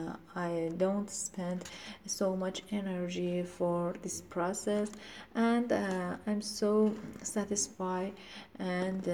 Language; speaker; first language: English; non-native, learner; Persian